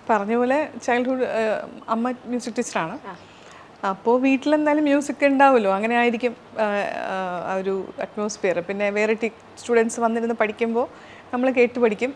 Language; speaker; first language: Malayalam; non-native, local second language; Urdu